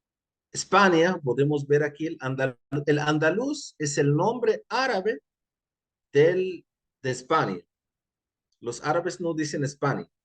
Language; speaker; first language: Spanish; non-native, fluent; Arabic